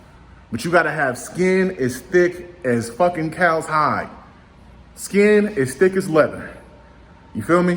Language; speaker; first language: English; native; English